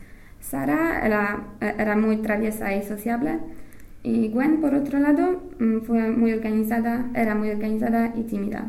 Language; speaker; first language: Spanish; non-native, fluent; English